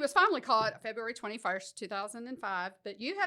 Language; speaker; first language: English; native; English